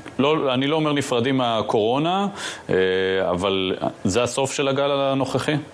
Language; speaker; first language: Hebrew; native; Hebrew